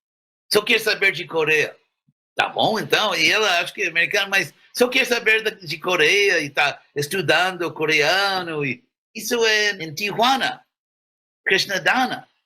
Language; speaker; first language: Portuguese; non-native, fluent; English